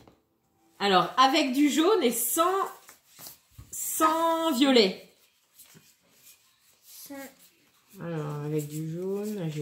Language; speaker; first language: French; native; French